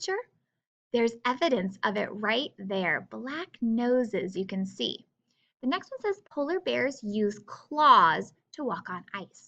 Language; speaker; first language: English; native; English